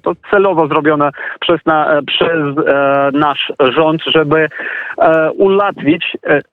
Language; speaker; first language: Polish; non-native, fluent; Ukrainian